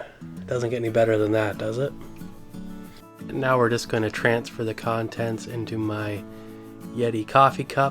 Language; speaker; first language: English; native; English